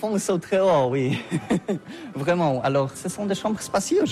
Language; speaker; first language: French; non-native, learner; Polish